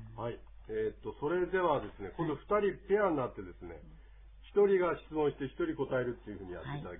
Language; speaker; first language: Japanese; native; Japanese